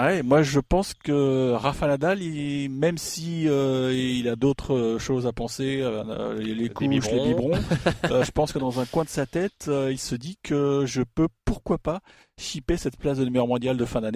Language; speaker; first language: French; native; French